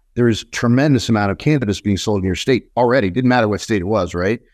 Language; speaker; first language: English; native; English